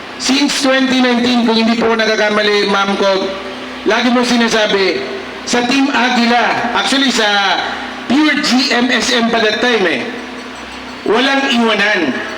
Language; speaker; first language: Filipino; non-native, local second language; Maguindanaon